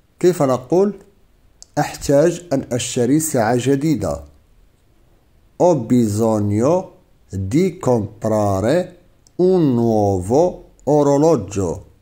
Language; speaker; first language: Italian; non-native, fluent; Arabic